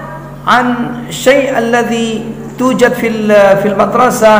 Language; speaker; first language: Arabic; non-native, fluent; Indonesian